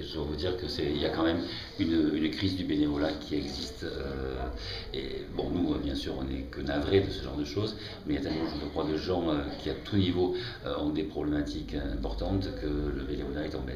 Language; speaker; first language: French; native; French